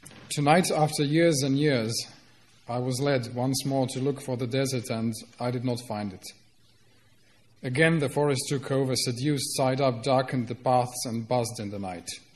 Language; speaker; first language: English; non-native, fluent; Croatian